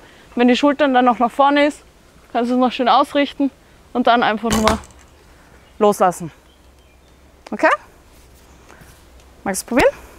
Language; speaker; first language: German; native; German